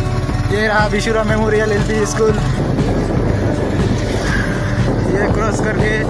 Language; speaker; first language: Hindi; non-native, local second language; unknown